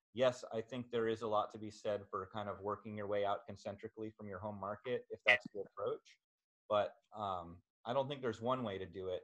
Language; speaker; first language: English; native; English